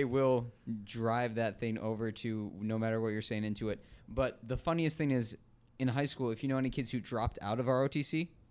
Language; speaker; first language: English; native; English